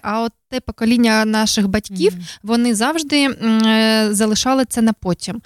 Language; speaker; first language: Ukrainian; native; Ukrainian